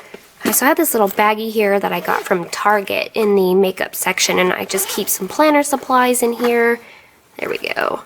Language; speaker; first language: English; native; English